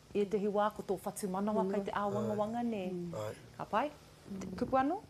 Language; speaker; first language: Māori; non-native, local second language; English